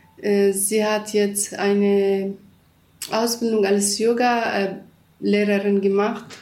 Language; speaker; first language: German; non-native, learner; Kurdish